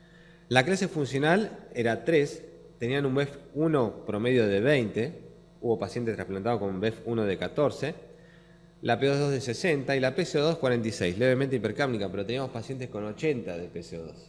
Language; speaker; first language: Spanish; native; Spanish